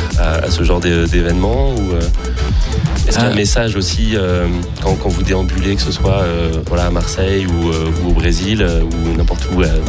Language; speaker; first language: French; native; French